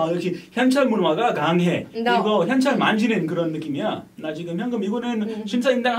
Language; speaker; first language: Korean; non-native, fluent; English